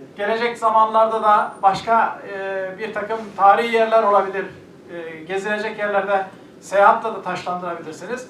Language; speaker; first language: Turkish; native; Turkish